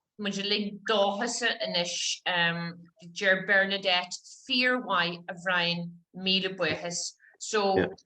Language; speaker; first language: Irish; native; Irish